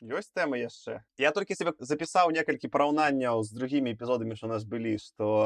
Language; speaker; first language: Belarusian; non-native, local second language; Russian